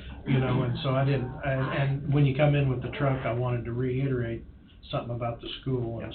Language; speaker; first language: English; native; English